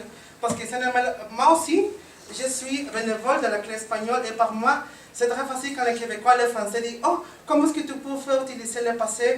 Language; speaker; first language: French; non-native, learner; Spanish